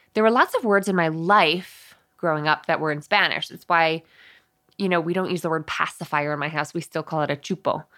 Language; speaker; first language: English; early bilingual, other home language; Spanish